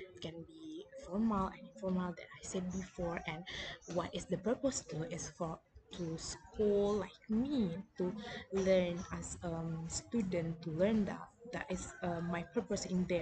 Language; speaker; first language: English; non-native, learner; Indonesian